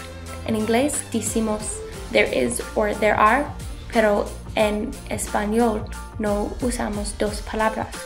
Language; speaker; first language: Spanish; non-native, learner; English